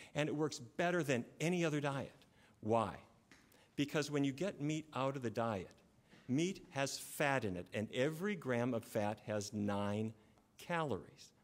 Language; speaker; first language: English; native; English